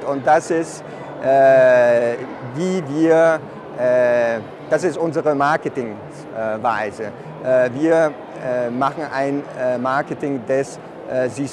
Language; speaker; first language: German; non-native, fluent; Italian